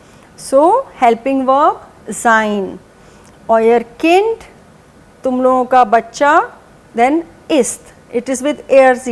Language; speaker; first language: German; non-native, fluent; Hindi